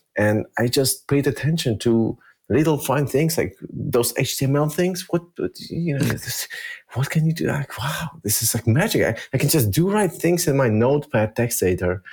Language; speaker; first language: English; early bilingual, other home language; Russian